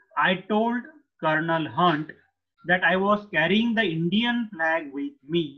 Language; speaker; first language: English; non-native, local second language; Marathi